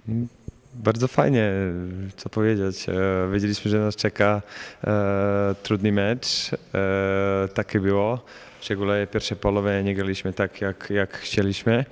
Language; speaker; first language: Polish; non-native, fluent; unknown